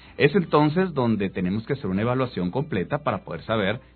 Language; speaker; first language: Spanish; native; Spanish